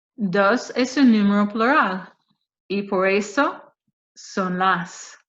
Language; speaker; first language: Spanish; non-native, fluent; English